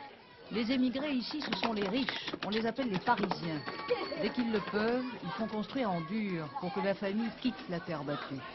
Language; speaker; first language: French; native; French